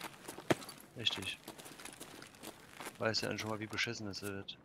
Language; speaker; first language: German; native; German